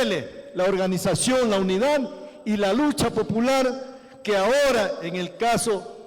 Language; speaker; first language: Spanish; native; Spanish